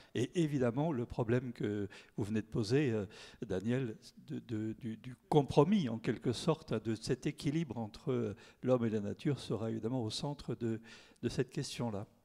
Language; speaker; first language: French; native; French